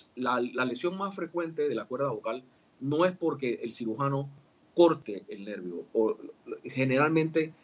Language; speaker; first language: Spanish; native; Spanish